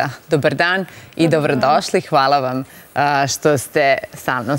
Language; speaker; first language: Serbian; native; Serbian